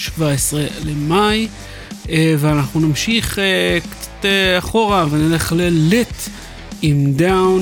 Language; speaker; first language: Hebrew; native; Hebrew